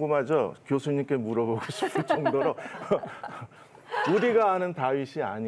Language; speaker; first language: Korean; native; Korean